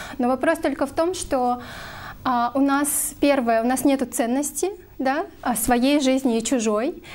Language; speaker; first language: Russian; non-native, local second language; Kyrgyz